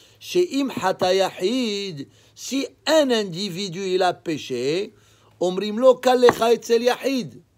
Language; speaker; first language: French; native; French